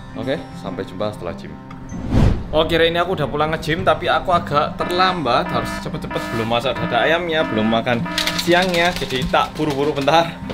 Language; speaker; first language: Indonesian; early bilingual, other home language; Korean